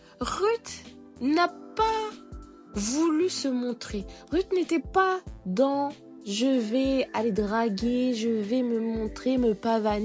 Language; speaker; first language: French; native; French